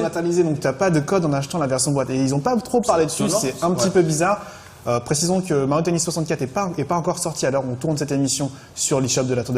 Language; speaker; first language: French; native; French